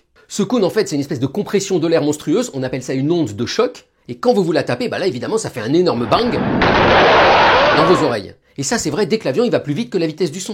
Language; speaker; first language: French; native; French